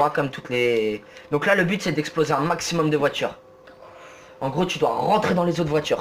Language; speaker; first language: French; native; French